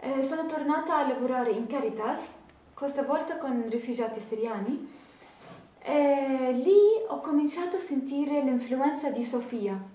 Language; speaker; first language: Italian; non-native, fluent; Arabic